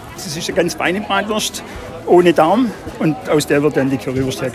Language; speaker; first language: German; native; German